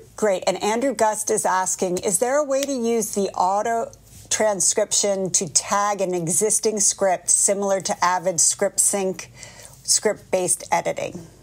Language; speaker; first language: English; native; English